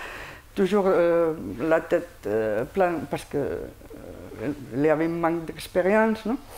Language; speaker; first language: French; non-native, fluent; Spanish